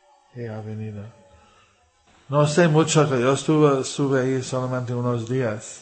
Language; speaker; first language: Spanish; non-native, fluent; English